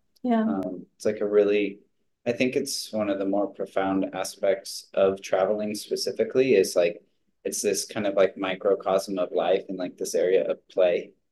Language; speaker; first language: English; native; English